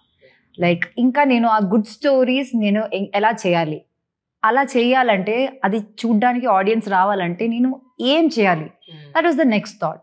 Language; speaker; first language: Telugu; non-native, fluent; Malayalam